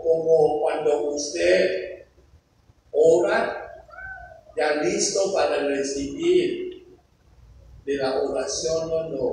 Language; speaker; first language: Spanish; non-native, fluent; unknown